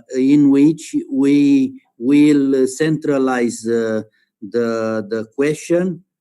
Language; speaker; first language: English; non-native, learner; Romanian